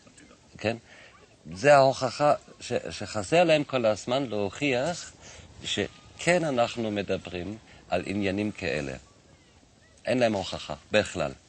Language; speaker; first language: Hebrew; non-native, fluent; German